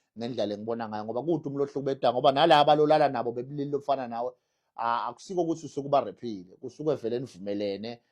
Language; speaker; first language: Zulu; non-native, local second language; Swati